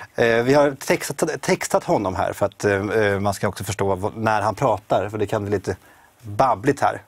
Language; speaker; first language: Swedish; native; Swedish